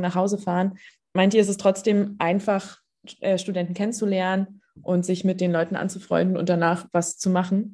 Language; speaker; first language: German; native; German